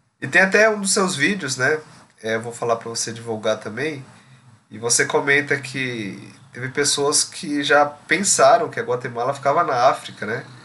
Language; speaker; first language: Portuguese; native; Portuguese